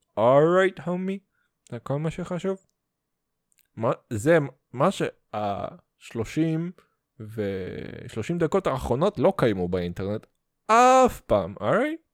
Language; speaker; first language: Hebrew; non-native, fluent; Russian